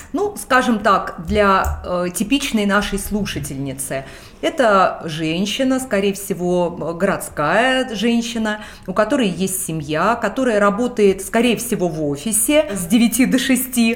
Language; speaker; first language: Russian; native; Russian